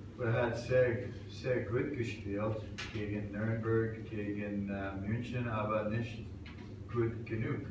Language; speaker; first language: German; non-native, learner; English